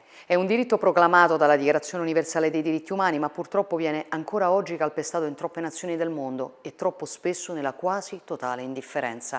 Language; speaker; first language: Italian; native; Italian